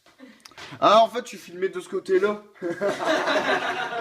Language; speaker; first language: French; native; French